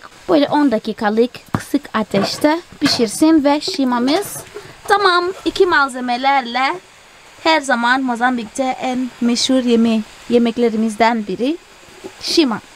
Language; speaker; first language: Turkish; non-native, fluent; Portuguese